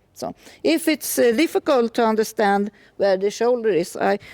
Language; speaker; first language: English; non-native, fluent; Swedish